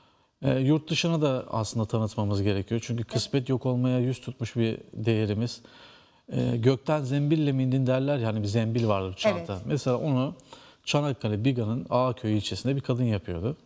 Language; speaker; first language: Turkish; native; Turkish